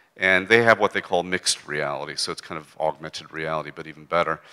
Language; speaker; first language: English; native; English